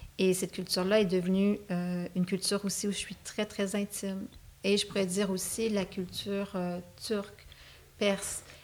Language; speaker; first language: French; native; French